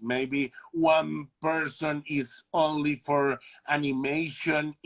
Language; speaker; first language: English; non-native, learner; Spanish